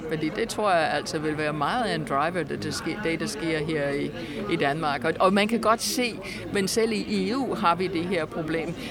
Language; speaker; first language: Danish; non-native, fluent; English